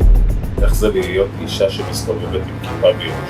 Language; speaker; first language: Hebrew; native; Hebrew